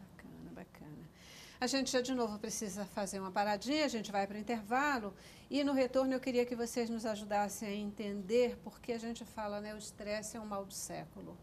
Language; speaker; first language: Portuguese; native; Portuguese